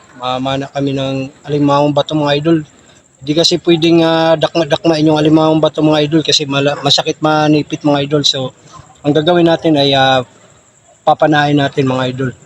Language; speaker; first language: Filipino; non-native, local second language; Cebuano